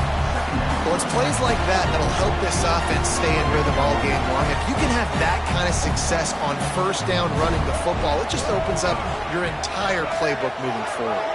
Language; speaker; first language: English; native; English